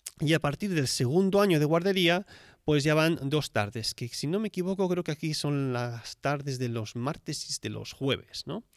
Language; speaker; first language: Spanish; native; Spanish